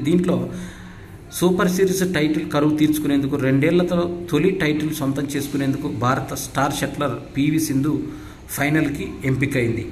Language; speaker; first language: Telugu; native; Telugu